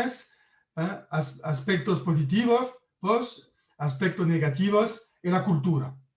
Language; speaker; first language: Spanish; non-native, learner; French